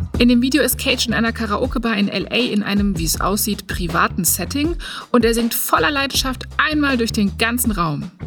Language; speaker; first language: German; native; German